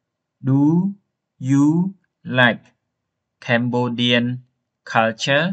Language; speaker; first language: English; non-native, learner; Khmer